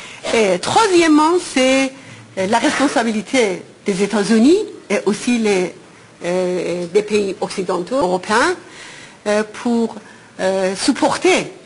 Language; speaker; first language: French; non-native, fluent; Persian